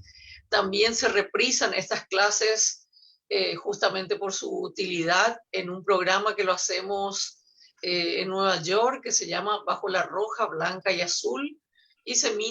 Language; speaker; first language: Spanish; native; Spanish